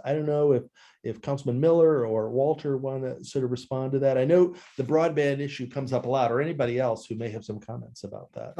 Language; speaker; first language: English; native; English